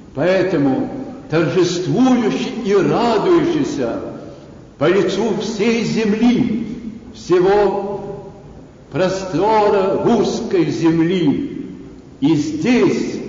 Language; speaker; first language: Russian; native; Russian